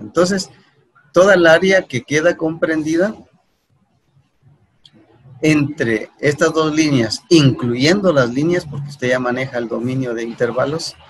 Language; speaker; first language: Spanish; native; Spanish